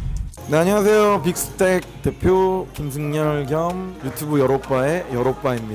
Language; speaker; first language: Korean; native; Korean